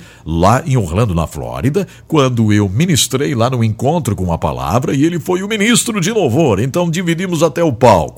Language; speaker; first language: Portuguese; native; Portuguese